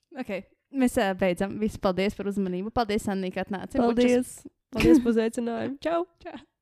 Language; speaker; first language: Latvian; early bilingual, heritage; Latvian